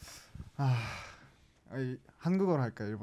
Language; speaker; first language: Korean; non-native, learner; Japanese